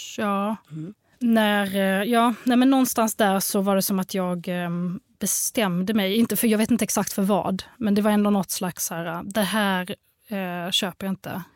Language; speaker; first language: Swedish; early bilingual, other home language; Arabic